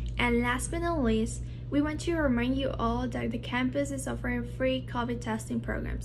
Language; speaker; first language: English; non-native, local second language; Spanish